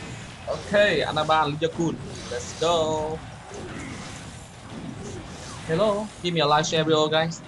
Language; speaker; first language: English; non-native, learner; Vietnamese